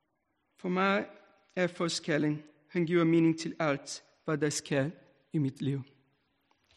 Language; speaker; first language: Danish; non-native, learner; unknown